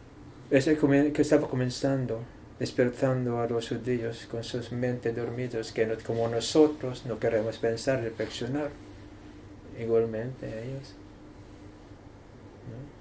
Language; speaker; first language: Spanish; non-native, learner; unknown